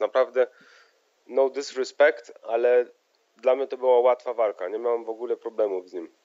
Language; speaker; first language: Polish; early bilingual, heritage; Polish